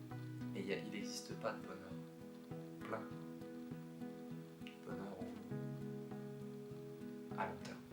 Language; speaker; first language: French; native; French